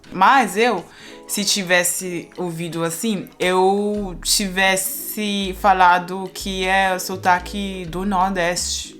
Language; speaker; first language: Portuguese; non-native, fluent; Spanish